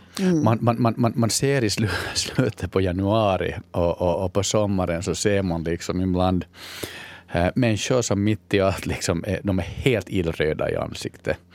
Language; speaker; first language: Swedish; native; Swedish